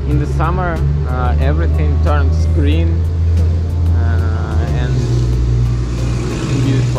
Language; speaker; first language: English; non-native, learner; Russian